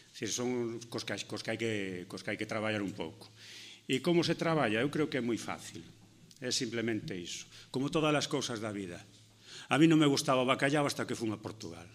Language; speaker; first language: Galician; non-native, local second language; Spanish